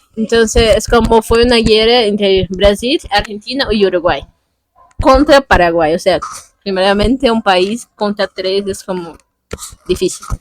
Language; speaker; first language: Spanish; non-native, fluent; Portuguese